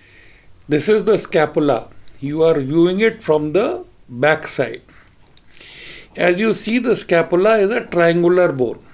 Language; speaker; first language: English; non-native, local second language; Hindi